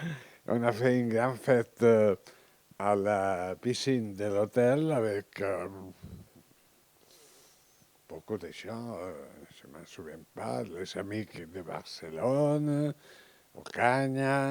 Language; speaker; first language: French; non-native, learner; Catalan